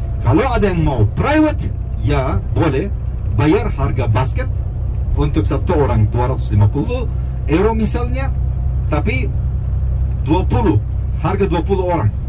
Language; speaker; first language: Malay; non-native, fluent; Turkish